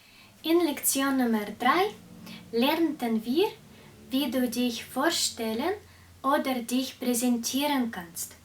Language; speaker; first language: German; non-native, fluent; Russian